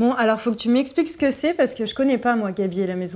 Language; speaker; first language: French; native; French